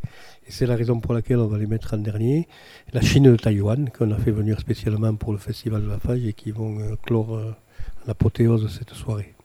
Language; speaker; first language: French; native; French